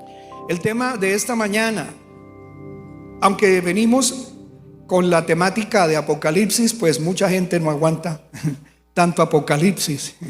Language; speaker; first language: Spanish; native; Spanish